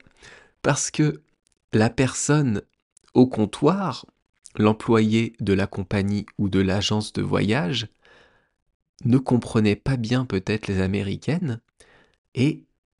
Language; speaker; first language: French; native; French